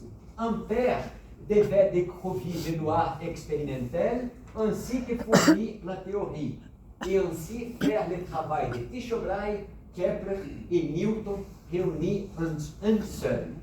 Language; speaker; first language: French; non-native, fluent; Portuguese